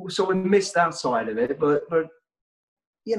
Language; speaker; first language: English; native; English